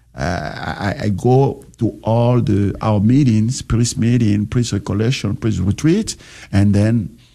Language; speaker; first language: English; non-native, learner; French